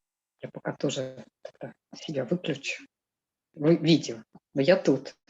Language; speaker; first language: Russian; native; Russian